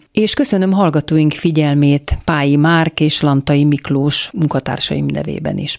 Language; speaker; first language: Hungarian; native; Hungarian